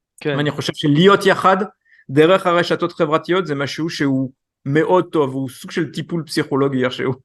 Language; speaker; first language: Hebrew; non-native, fluent; French